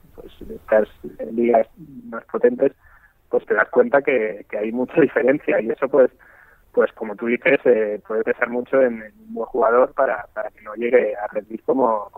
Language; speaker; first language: Spanish; native; Spanish